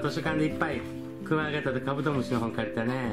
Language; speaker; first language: Japanese; native; Japanese